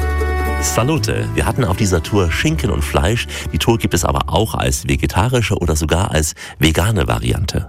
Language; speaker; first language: German; native; German